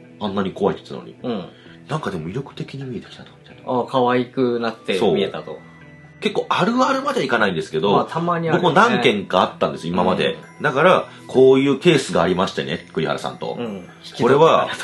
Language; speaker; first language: Japanese; native; Japanese